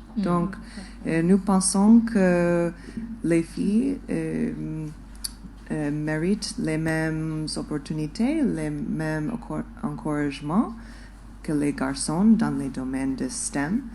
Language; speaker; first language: French; non-native, fluent; English